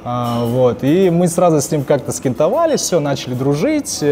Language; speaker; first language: Russian; native; Russian